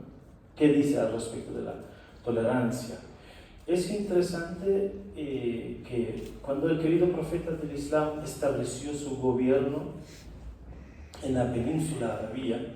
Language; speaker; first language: Spanish; non-native, fluent; Persian